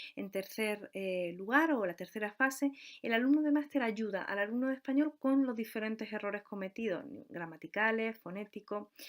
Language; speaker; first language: Spanish; native; Spanish